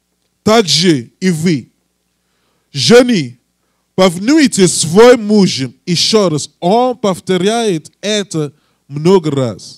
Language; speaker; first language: Russian; non-native, learner; English